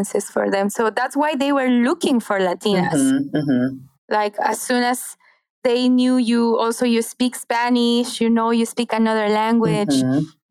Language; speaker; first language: English; non-native, fluent; Spanish